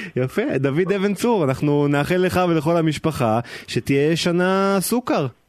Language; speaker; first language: Hebrew; native; Hebrew